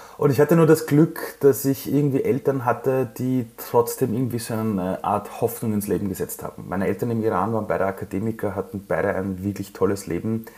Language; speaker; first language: German; early bilingual, other home language; Persian